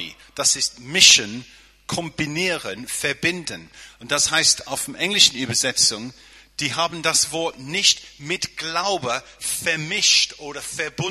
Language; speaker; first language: German; non-native, fluent; English